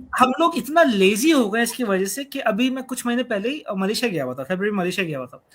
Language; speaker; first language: Urdu; native; Urdu